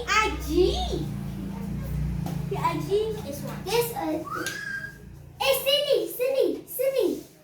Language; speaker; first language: English; non-native, learner; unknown